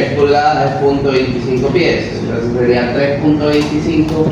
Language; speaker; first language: Spanish; native; Spanish